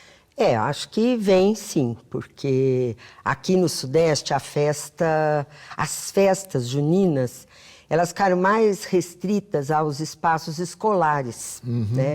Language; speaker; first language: Portuguese; native; Portuguese